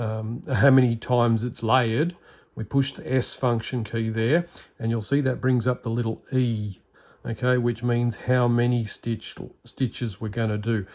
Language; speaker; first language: English; native; English